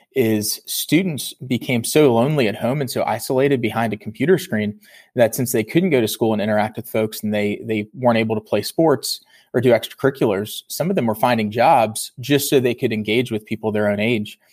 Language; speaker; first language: English; native; English